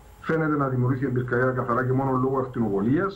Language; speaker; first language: Greek; native; Greek